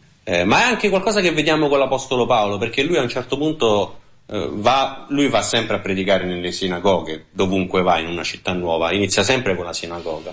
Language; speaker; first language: Italian; native; Italian